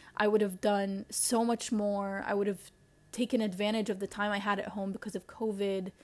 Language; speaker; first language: English; non-native, fluent; Arabic